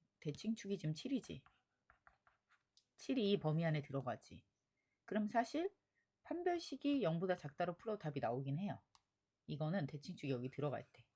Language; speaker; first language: Korean; native; Korean